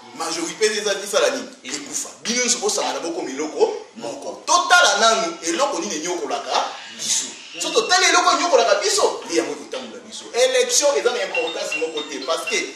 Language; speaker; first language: Lingala; non-native, local second language; Kongo